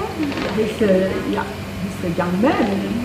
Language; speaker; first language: English; non-native, fluent; French